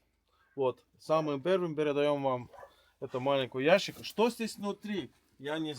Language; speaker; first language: Russian; non-native, learner; Estonian